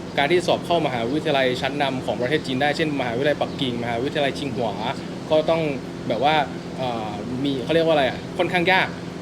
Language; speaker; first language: Thai; native; Thai